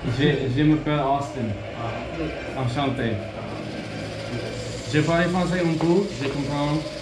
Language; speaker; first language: French; non-native, learner; English